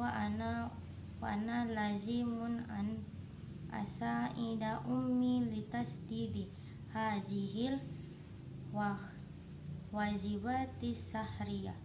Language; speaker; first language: Arabic; non-native, learner; Indonesian